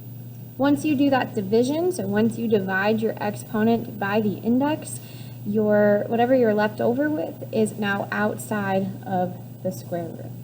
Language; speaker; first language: English; native; English